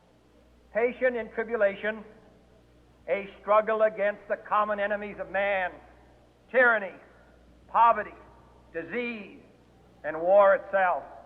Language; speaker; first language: English; native; English